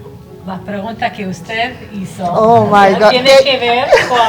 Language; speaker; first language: Spanish; non-native, fluent; English